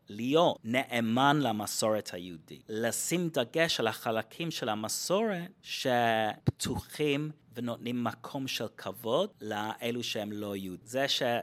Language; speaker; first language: Hebrew; non-native, fluent; English